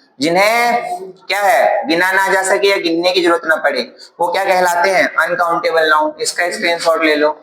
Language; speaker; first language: Hindi; native; Hindi